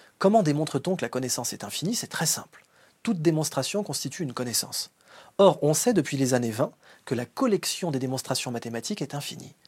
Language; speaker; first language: French; native; French